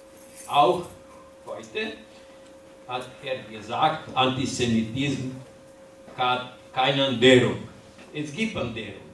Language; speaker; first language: German; non-native, learner; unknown